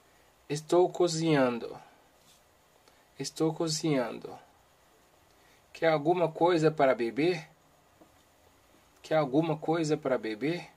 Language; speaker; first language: Portuguese; non-native, learner; Haitian Creole